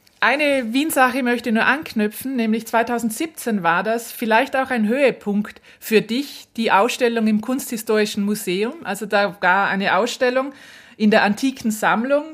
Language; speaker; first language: German; native; German